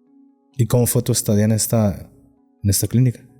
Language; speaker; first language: Spanish; native; Spanish